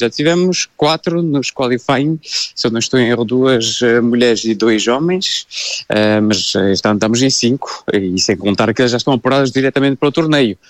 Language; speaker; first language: Portuguese; native; Portuguese